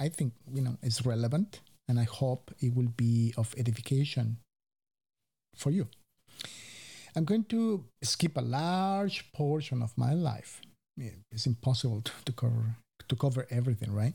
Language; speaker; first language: English; non-native, fluent; Spanish